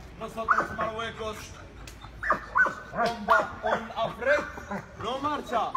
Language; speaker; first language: Spanish; non-native, learner; Arabic